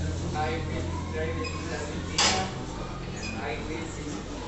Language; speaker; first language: English; non-native, learner; Spanish